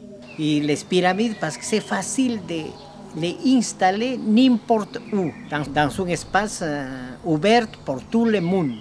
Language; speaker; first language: French; non-native, learner; Spanish